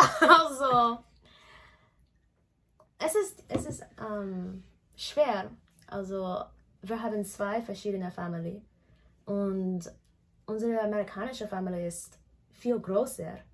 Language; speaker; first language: German; non-native, learner; English